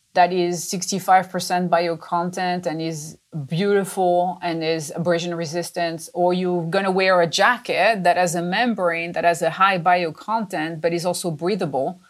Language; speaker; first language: English; non-native, fluent; French